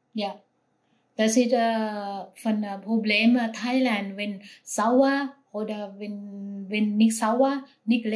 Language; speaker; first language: German; non-native, learner; Thai